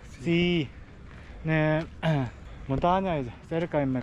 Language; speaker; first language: Spanish; non-native, learner; Korean